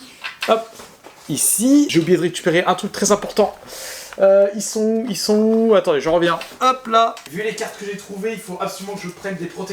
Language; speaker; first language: French; native; French